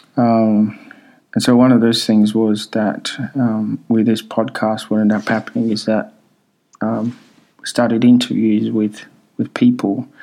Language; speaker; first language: English; early bilingual, other home language; Swahili